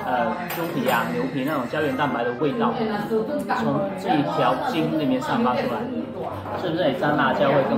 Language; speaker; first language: Chinese; non-native, local second language; Min Nan Chinese